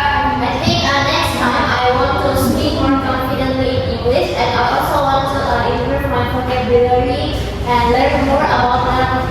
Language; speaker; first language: English; non-native, learner; Indonesian